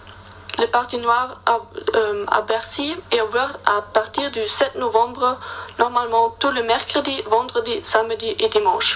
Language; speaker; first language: French; non-native, learner; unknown